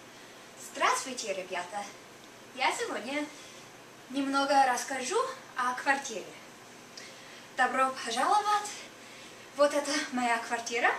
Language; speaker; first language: Russian; non-native, fluent; English